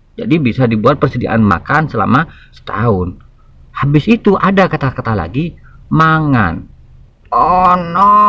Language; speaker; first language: Indonesian; non-native, local second language; Madurese